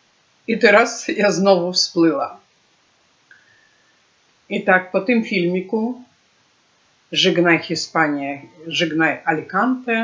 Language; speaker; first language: Polish; non-native, learner; Ukrainian